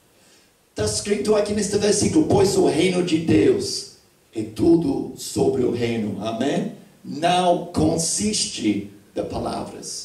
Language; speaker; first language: Portuguese; non-native, fluent; English